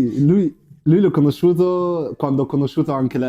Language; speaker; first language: Italian; native; Italian